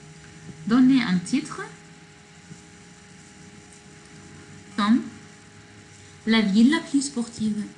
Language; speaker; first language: French; non-native, fluent; Arabic